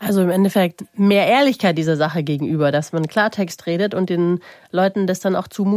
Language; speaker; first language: German; native; German